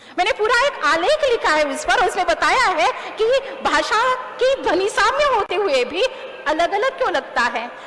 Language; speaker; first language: Hindi; non-native, local second language; Kannada